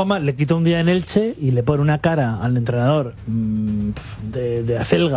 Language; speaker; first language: Spanish; native; Spanish